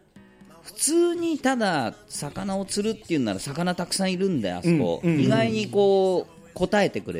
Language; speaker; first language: Japanese; native; Japanese